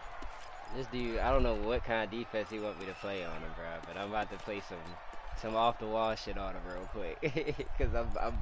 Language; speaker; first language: English; native; English